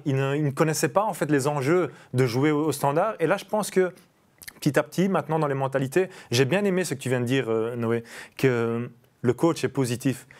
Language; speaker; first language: French; native; French